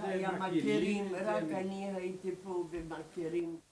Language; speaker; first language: Hebrew; non-native, learner; German